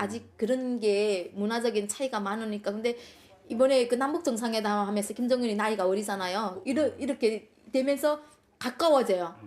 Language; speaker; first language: Korean; native; Korean